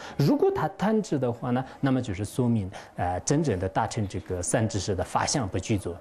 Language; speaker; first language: Chinese; non-native, local second language; Tibetan